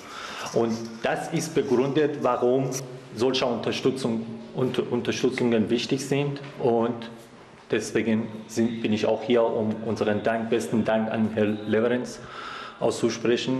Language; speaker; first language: German; non-native, fluent; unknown